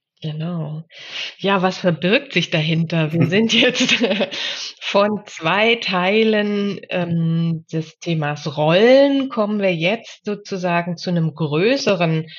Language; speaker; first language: German; native; German